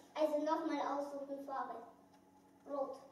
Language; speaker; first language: German; early bilingual, other home language; Russian